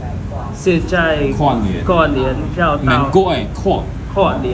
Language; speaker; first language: Chinese; non-native, learner; Khmer